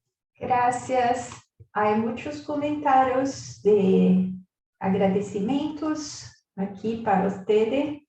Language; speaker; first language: Spanish; non-native, learner; Portuguese